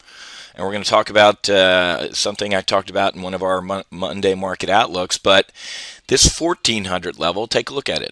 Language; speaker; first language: English; native; English